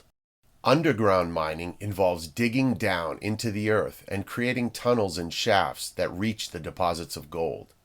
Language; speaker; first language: English; native; English